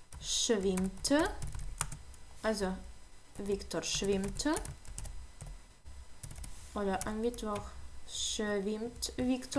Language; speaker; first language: German; non-native, fluent; Ukrainian